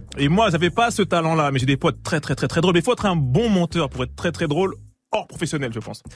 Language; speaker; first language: French; native; French